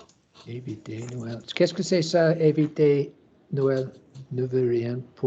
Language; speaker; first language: French; non-native, learner; English